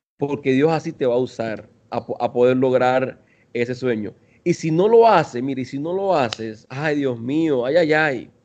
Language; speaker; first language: Spanish; native; Spanish